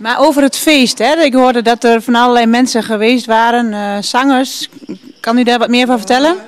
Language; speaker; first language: Dutch; native; Dutch